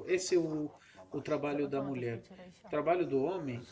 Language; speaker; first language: Portuguese; non-native, fluent; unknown